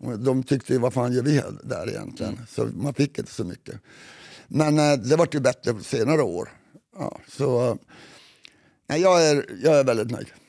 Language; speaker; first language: Swedish; native; Swedish